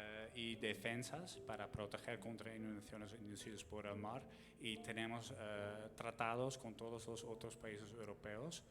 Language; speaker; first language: Spanish; non-native, fluent; Dutch